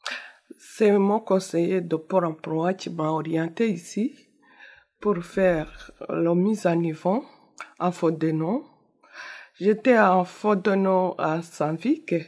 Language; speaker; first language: French; non-native, learner; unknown